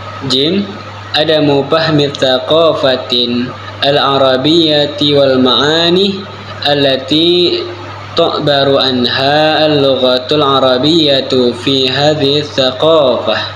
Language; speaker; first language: Arabic; non-native, learner; Indonesian